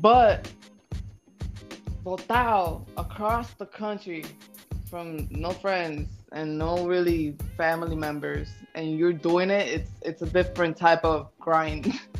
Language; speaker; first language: English; early bilingual, other home language; Spanish